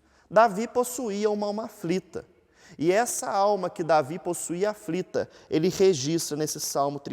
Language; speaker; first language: Portuguese; native; Portuguese